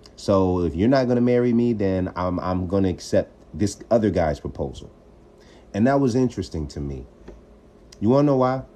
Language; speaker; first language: English; native; English